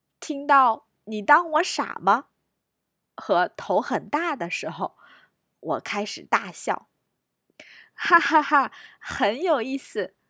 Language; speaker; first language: Chinese; non-native, fluent; English